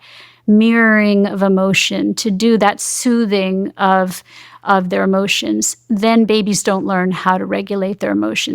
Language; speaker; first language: English; native; English